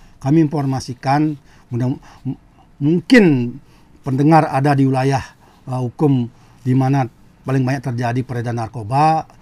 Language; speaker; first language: Indonesian; non-native, local second language; Balinese